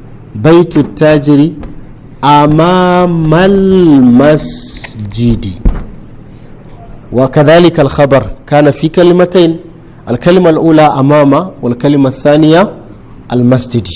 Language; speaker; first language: Arabic; non-native, fluent; Hausa